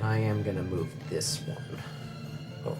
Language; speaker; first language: English; native; English